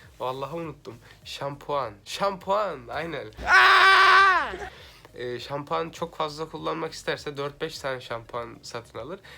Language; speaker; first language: Turkish; native; Turkish